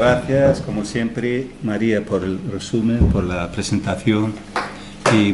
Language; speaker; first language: Spanish; non-native, local second language; Arabic